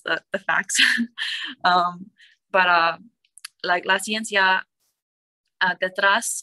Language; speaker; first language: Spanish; non-native, learner; English